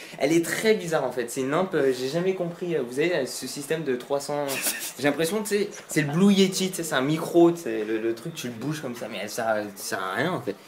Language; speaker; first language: French; native; French